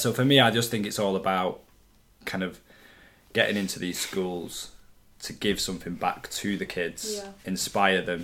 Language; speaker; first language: English; native; English